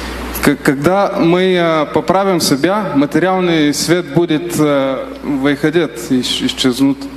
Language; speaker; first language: Russian; non-native, learner; Bulgarian